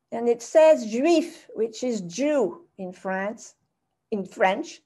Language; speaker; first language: English; early bilingual, other home language; German